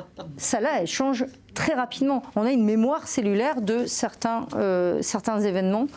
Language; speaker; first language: French; native; French